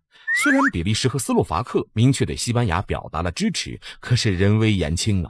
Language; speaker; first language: Chinese; native; Chinese